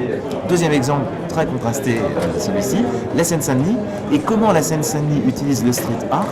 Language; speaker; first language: French; native; French